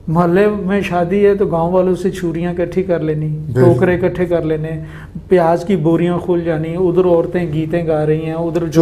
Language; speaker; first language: Hindi; native; Hindi